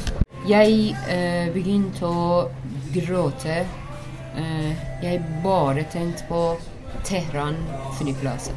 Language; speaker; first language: Norwegian; non-native, learner; Persian